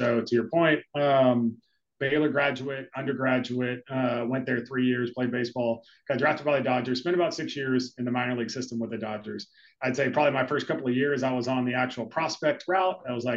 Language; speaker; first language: English; native; English